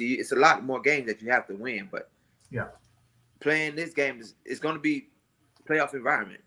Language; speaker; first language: English; native; English